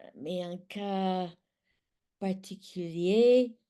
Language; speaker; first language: French; non-native, fluent; English